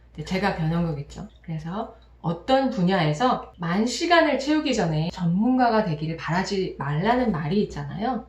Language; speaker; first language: Korean; native; Korean